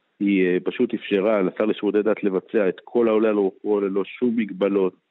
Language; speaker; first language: Hebrew; native; Hebrew